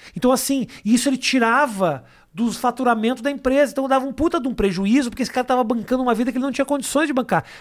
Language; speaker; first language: Portuguese; native; Portuguese